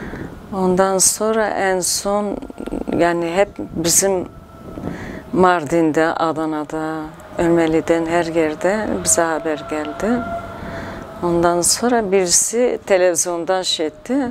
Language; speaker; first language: Turkish; non-native, local second language; Kurdish